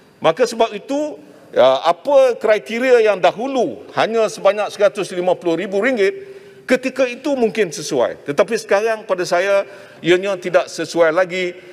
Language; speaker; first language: Malay; native; Malay